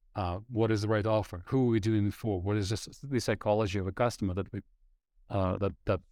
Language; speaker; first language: English; non-native, fluent; Ukrainian